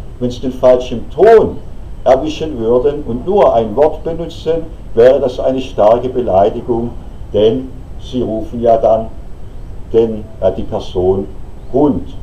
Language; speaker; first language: German; native; German